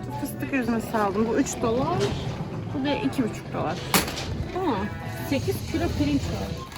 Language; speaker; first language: Turkish; native; Turkish